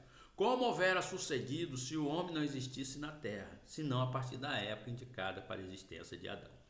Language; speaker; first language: Portuguese; native; Portuguese